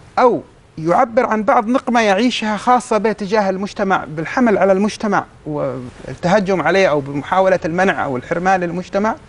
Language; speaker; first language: Arabic; native; Arabic